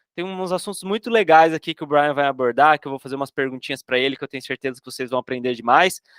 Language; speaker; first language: Portuguese; native; Portuguese